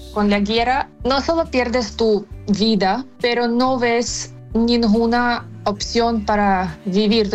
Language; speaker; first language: Spanish; non-native, fluent; Ukrainian